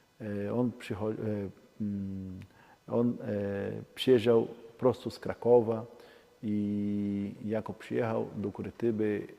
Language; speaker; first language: Polish; non-native, learner; Portuguese